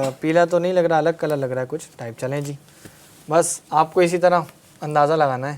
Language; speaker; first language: Urdu; native; Urdu